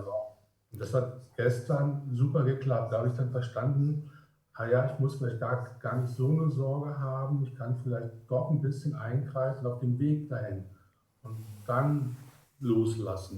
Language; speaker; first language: German; native; German